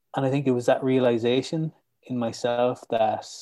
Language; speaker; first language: English; native; English